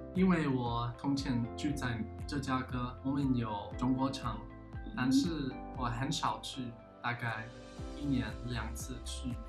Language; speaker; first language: Chinese; non-native, learner; English